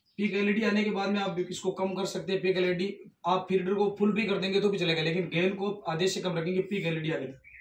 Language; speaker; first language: Hindi; non-native, local second language; Rajasthani